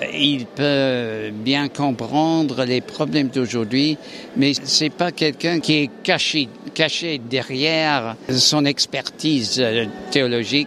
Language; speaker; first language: French; non-native, fluent; English